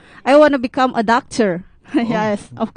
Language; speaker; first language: English; non-native, learner; Indonesian